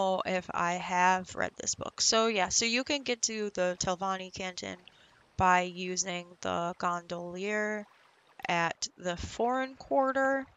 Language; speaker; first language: English; native; English